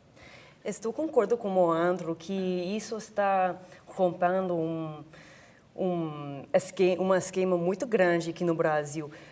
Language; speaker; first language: Portuguese; non-native, fluent; English